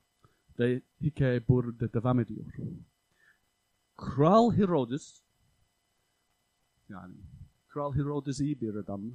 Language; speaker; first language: Turkish; non-native, fluent; English